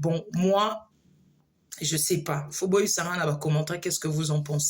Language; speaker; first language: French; non-native, local second language; Lingala